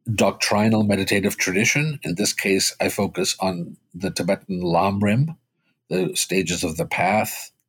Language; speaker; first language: English; early bilingual, other home language; Spanish